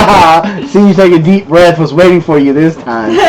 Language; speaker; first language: English; native; English